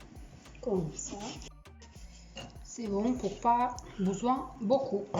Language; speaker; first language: French; non-native, learner; Portuguese